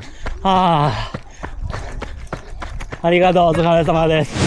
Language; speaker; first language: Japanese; non-native, learner; Chinese